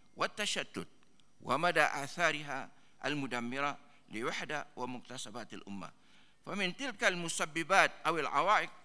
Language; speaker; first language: Arabic; non-native, fluent; Malay